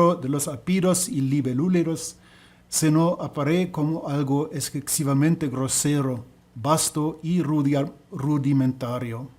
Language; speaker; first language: Spanish; non-native, learner; German